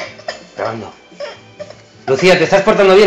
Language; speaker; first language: Spanish; native; Spanish